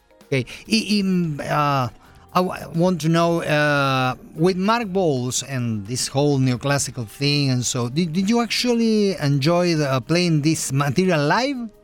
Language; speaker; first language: English; non-native, fluent; Spanish